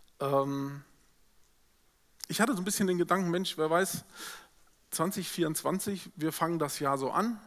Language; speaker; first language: German; native; German